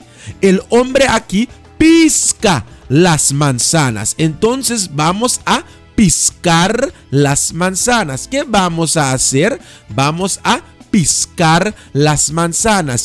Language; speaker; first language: Spanish; non-native, fluent; Dutch